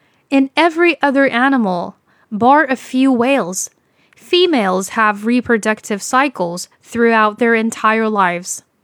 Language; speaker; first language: English; non-native, fluent; Chinese